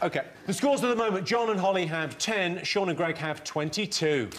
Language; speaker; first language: English; native; English